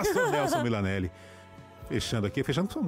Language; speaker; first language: Portuguese; native; Portuguese